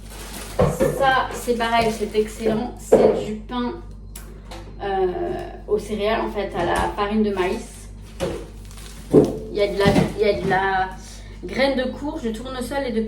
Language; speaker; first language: French; native; French